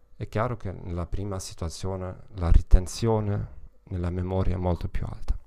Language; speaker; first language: Italian; non-native, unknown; German